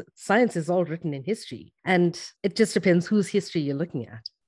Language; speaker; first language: English; native; English